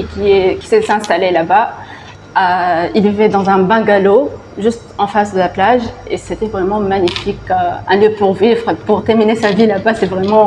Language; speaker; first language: French; non-native, local second language; Arabic